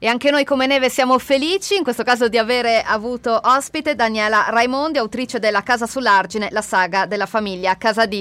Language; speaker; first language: Italian; native; Italian